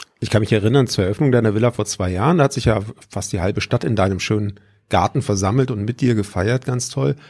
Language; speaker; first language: German; native; German